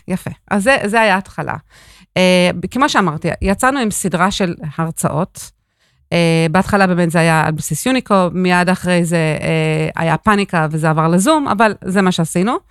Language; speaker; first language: Hebrew; non-native, fluent; English